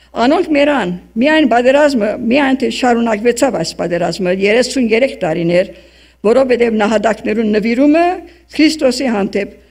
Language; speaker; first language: Armenian; early bilingual, heritage; Armenian